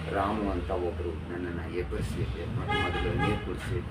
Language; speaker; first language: Kannada; non-native, local second language; Urdu